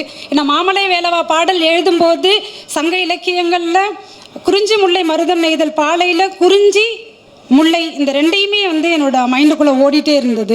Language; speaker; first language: Tamil; native; Tamil